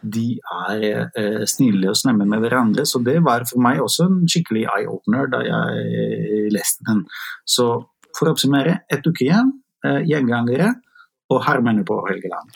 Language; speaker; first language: Norwegian; non-native, fluent; Italian